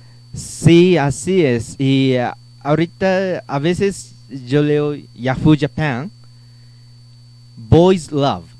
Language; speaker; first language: Spanish; non-native, learner; Japanese